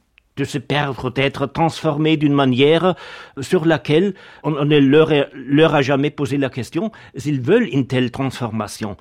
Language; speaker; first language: French; non-native, fluent; German